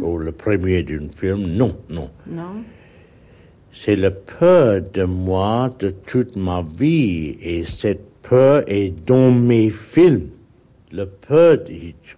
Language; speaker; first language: French; non-native, learner; English